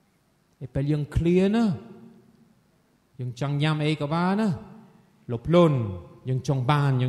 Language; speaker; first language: Khmer; non-native, fluent; French